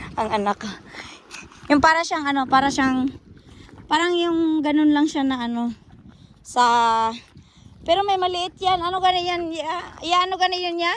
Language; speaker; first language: Filipino; non-native, local second language; Cebuano